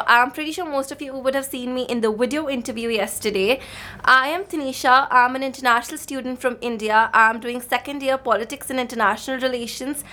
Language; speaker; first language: English; non-native, local second language; Hindi